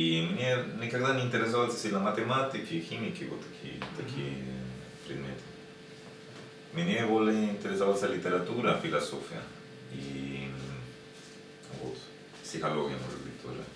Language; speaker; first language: Russian; non-native, learner; Spanish